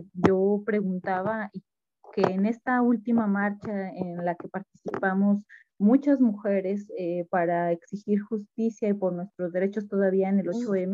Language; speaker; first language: Spanish; native; Spanish